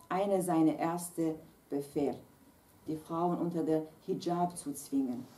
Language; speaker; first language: German; non-native, fluent; Kurdish